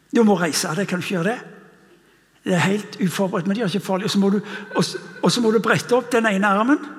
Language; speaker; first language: Norwegian; non-native, fluent; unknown